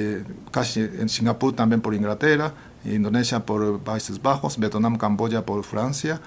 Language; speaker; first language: Spanish; non-native, fluent; Japanese